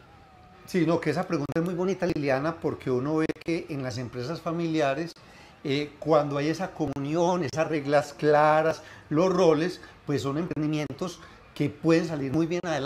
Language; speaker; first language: Spanish; native; Spanish